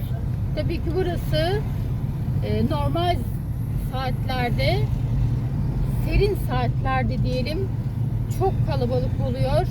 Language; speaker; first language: Turkish; native; Turkish